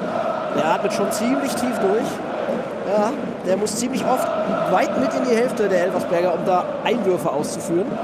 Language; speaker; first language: German; native; German